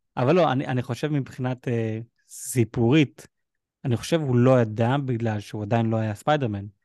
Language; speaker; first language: Hebrew; native; Hebrew